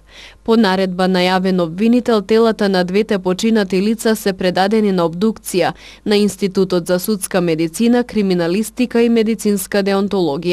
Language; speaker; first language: Macedonian; native; Macedonian